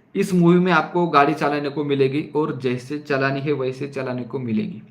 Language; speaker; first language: Hindi; non-native, local second language; Marathi